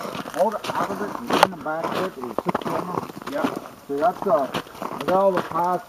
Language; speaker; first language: English; native; English